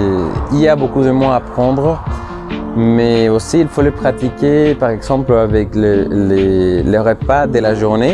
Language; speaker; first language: French; non-native, fluent; Spanish